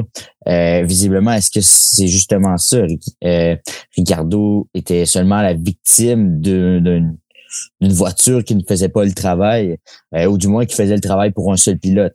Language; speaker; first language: French; native; French